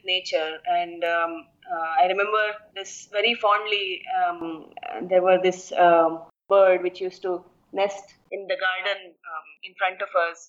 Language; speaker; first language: English; non-native, local second language; Kannada